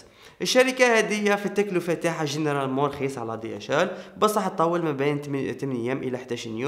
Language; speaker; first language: Arabic; native; Arabic